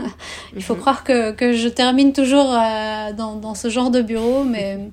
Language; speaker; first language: French; native; French